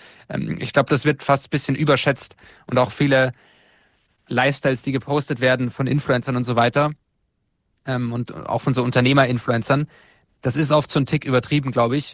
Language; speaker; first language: German; native; German